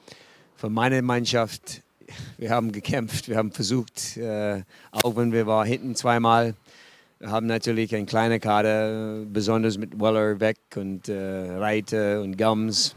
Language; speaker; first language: German; non-native, fluent; English